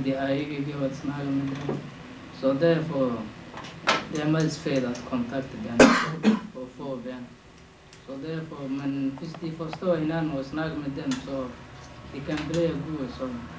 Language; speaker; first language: Danish; non-native, learner; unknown